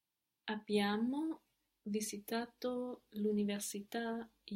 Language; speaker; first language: Italian; non-native, learner; English